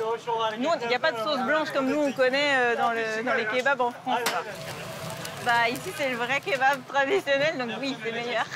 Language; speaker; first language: French; native; French